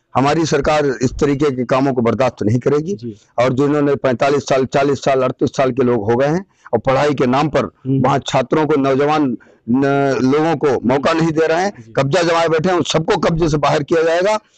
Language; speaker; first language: Hindi; native; Hindi